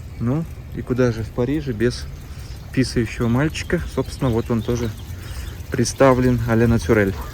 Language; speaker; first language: Russian; native; Russian